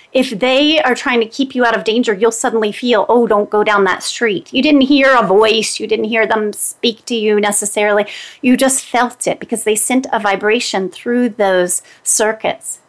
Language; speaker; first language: English; native; English